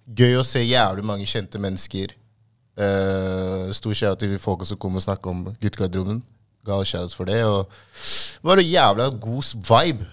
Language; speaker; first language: Norwegian; early bilingual, other home language; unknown